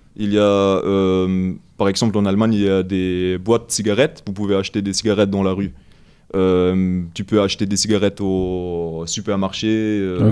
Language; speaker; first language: French; non-native, fluent; German